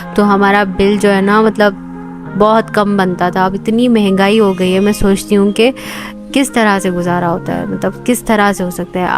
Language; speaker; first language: Urdu; native; Urdu